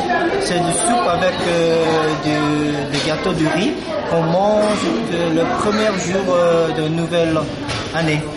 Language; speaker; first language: French; non-native, fluent; Korean